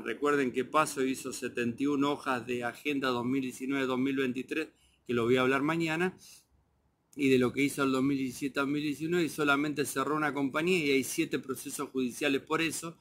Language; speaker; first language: Spanish; native; Spanish